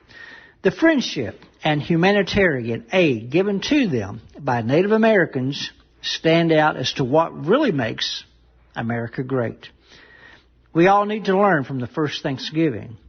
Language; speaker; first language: English; native; English